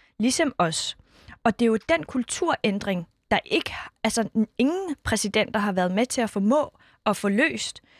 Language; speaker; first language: Danish; early bilingual, other home language; Kurdish